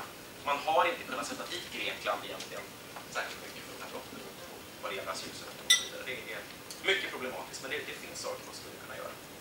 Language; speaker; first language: Swedish; native; Swedish